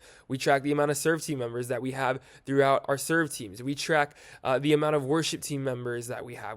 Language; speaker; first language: English; native; English